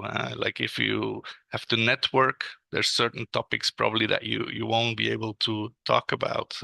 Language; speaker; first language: English; non-native, fluent; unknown